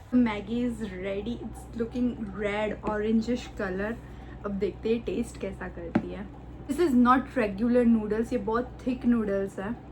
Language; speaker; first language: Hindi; non-native, local second language; Gujarati